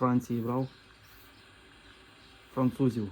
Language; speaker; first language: Polish; non-native, learner; Ukrainian